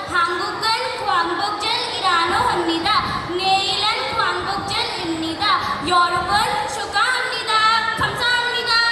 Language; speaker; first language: Korean; non-native, learner; Hindi